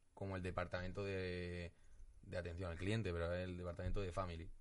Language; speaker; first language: Spanish; native; Spanish